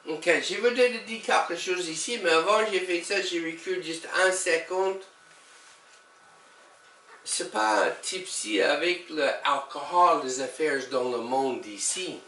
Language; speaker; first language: French; non-native, learner; English